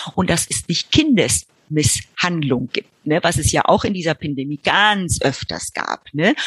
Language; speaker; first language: German; early bilingual, heritage; Spanish